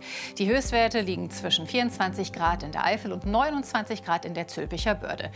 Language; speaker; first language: German; native; German